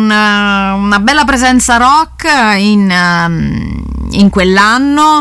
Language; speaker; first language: Italian; native; Italian